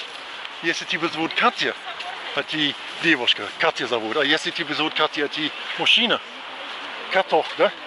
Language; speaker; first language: Russian; non-native, learner; English